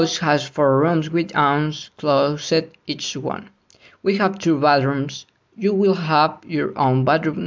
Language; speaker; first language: English; non-native, learner; Spanish